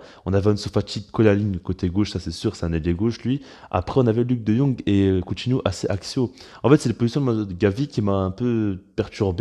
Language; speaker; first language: French; native; French